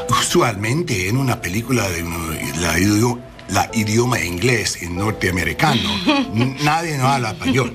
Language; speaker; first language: Spanish; non-native, learner; English